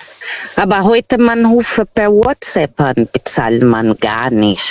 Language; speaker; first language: German; non-native, fluent; Portuguese